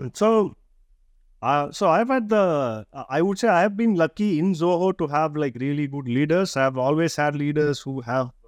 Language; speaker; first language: English; non-native, local second language; Tamil